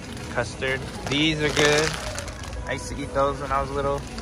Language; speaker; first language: English; early bilingual, other home language; Korean